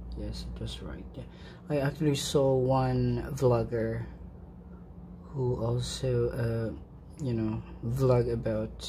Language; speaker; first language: English; non-native, local second language; Filipino